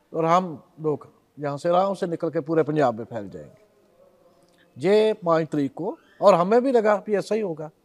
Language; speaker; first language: Hindi; non-native, local second language; Punjabi